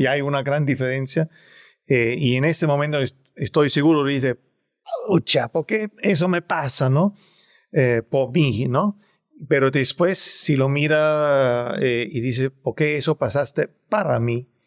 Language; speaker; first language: Spanish; non-native, fluent; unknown